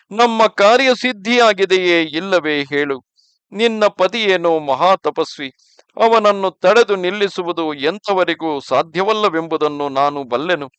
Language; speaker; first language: Kannada; native; Kannada